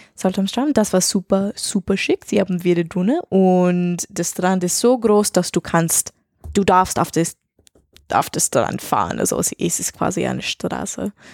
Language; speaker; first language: German; non-native, learner; English